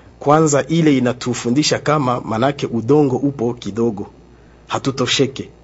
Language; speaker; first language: Swahili; non-native, local second language; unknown